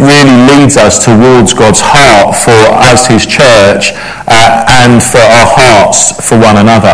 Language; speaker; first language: English; native; English